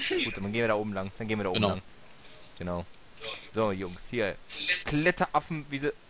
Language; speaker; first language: German; native; German